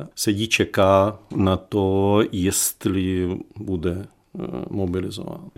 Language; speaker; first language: Czech; non-native, fluent; Ukrainian